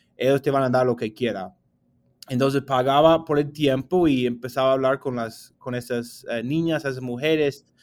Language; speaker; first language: Spanish; non-native, fluent; English